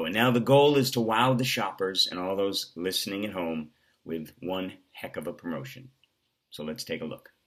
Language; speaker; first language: English; native; English